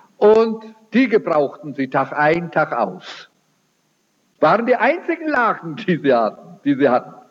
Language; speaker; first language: German; early bilingual, heritage; German